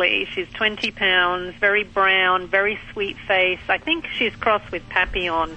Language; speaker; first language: English; native; English